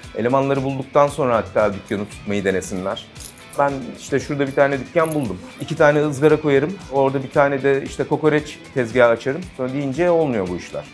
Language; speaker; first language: Turkish; native; Turkish